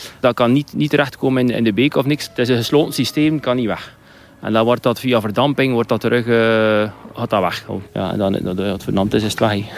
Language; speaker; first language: Dutch; native; Dutch